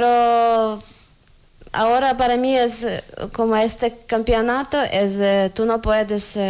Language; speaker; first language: Spanish; non-native, learner; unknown